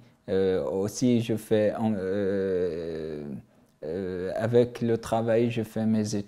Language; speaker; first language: French; non-native, learner; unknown